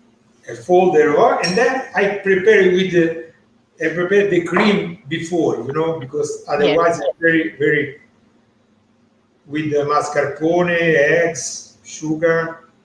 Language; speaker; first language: English; non-native, learner; Italian